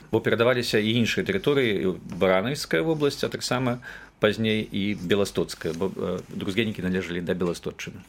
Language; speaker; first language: Belarusian; native; Belarusian